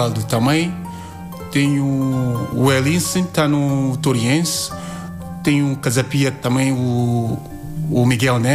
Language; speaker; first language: Portuguese; non-native, learner; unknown